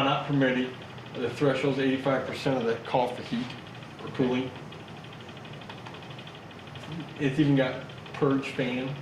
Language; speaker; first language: English; native; English